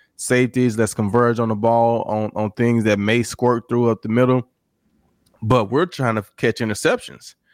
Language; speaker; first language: English; native; English